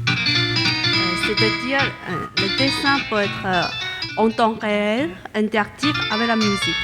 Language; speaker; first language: French; non-native, fluent; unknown